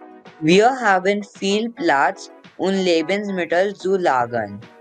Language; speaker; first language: German; non-native, learner; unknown